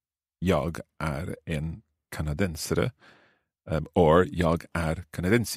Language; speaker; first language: Swedish; non-native, learner; English